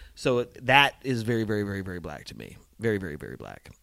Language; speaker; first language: English; native; English